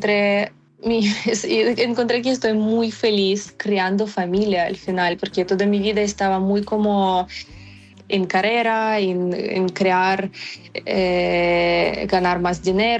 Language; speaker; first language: Spanish; non-native, fluent; Ukrainian